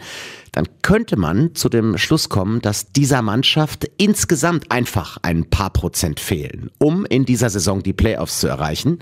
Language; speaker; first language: German; native; German